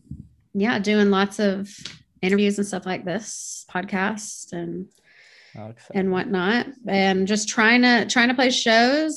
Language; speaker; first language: English; native; English